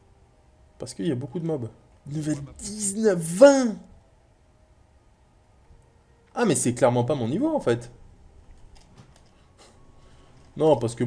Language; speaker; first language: French; native; French